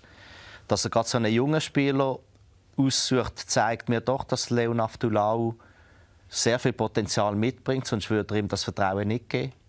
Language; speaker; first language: German; native; German